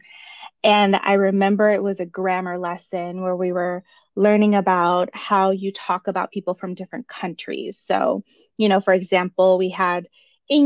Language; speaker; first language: English; native; English